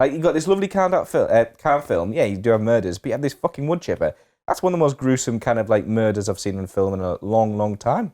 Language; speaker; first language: English; native; English